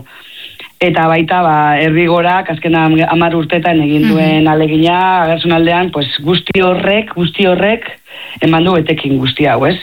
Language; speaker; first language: Basque; non-native, local second language; Spanish